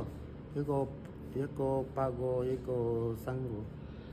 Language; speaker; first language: Cantonese; non-native, learner; Spanish